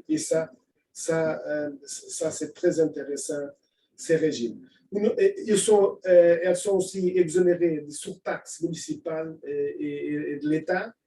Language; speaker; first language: French; non-native, fluent; Portuguese